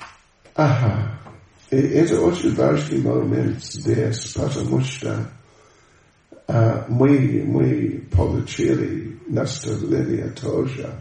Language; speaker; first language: Russian; non-native, learner; English